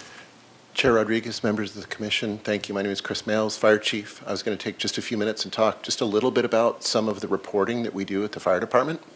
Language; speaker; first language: English; native; English